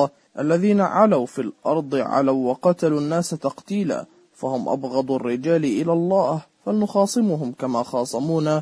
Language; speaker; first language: Arabic; native; Arabic